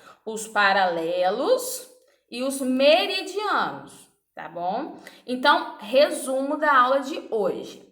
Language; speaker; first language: Portuguese; native; Portuguese